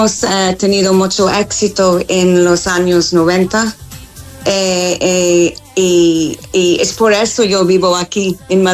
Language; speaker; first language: Spanish; non-native, fluent; English